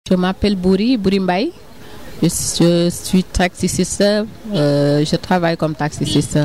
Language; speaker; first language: French; non-native, local second language; Wolof